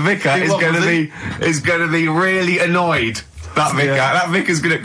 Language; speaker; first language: English; native; English